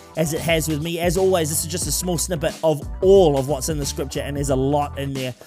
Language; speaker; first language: English; native; English